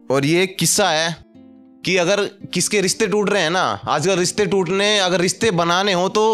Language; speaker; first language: Hindi; native; Hindi